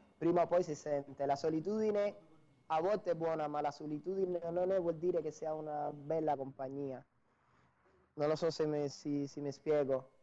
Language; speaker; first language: Italian; non-native, fluent; Spanish